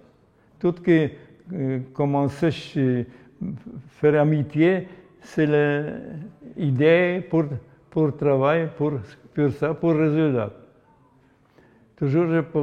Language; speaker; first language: French; non-native, learner; Polish